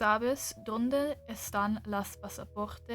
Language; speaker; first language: Spanish; non-native, learner; English